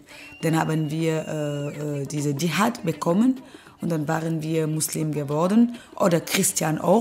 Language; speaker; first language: German; non-native, learner; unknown